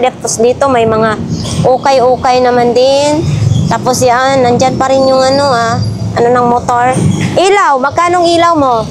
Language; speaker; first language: Filipino; native; Filipino